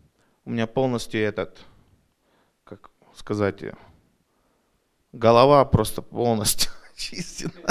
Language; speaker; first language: Russian; early bilingual, heritage; Russian